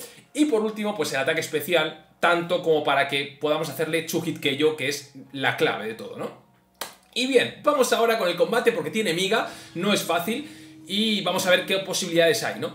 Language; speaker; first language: Spanish; native; Spanish